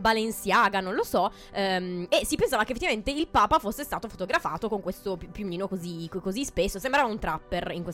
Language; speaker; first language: Italian; native; Italian